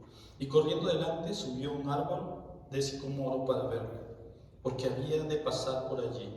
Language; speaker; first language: Spanish; native; Spanish